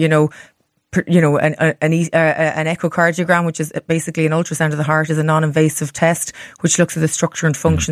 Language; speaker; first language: English; native; English